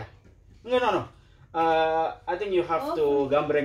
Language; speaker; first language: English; non-native, learner; Indonesian